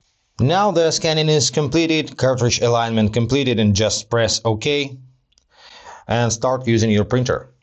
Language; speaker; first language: English; non-native, fluent; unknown